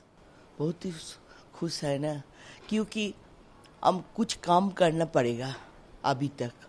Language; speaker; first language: Hindi; non-native, local second language; Bangla